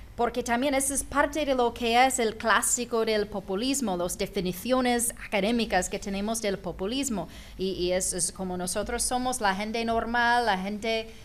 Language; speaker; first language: Spanish; non-native, fluent; English